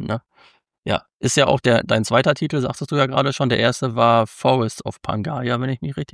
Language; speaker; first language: German; native; German